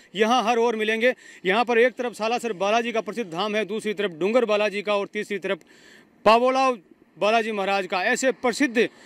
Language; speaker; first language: Hindi; native; Hindi